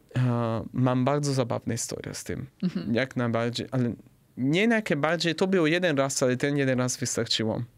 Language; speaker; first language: Polish; non-native, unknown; Italian